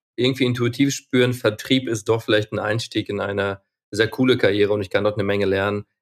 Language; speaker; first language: German; non-native, fluent; Ukrainian